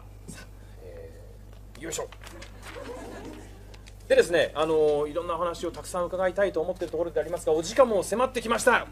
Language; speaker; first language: Japanese; native; Japanese